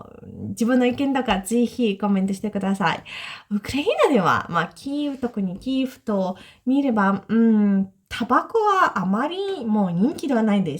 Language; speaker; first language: Japanese; non-native, fluent; Ukrainian